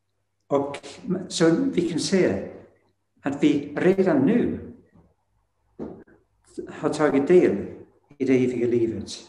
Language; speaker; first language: Swedish; non-native, fluent; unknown